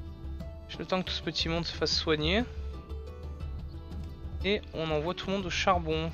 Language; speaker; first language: French; native; French